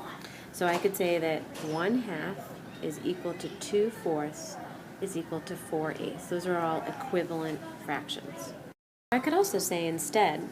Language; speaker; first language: English; native; English